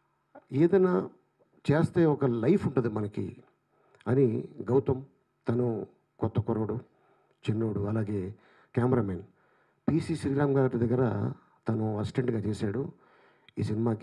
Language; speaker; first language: Telugu; native; Telugu